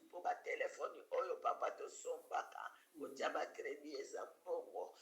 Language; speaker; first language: Lingala; native; Lingala